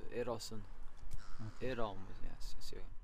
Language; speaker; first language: Danish; non-native, fluent; Albanian